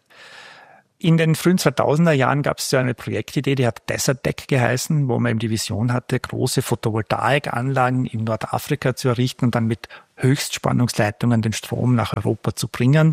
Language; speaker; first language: German; native; German